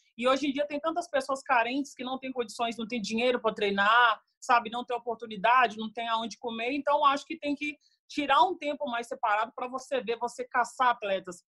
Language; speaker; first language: Portuguese; native; Portuguese